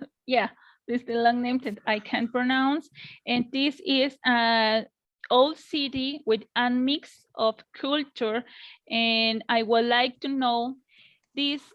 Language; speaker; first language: English; non-native, learner; Spanish